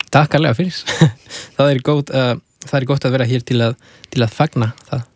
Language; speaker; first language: Icelandic; non-native, learner; Spanish